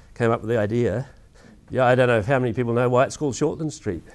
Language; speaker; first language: English; native; English